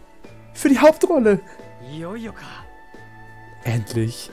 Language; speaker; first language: German; native; German